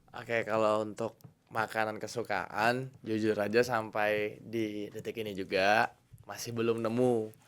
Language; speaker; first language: Indonesian; native; Indonesian